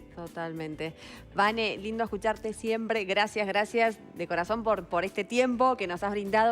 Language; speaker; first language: Spanish; native; Spanish